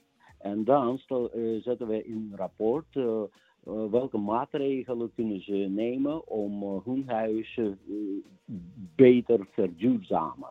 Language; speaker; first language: Dutch; non-native, fluent; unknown